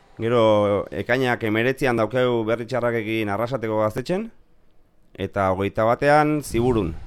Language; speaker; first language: Basque; native; Basque